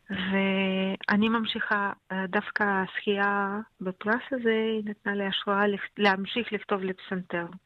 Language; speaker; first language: Hebrew; non-native, fluent; Russian